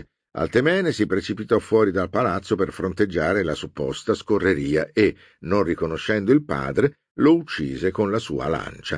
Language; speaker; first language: Italian; native; Italian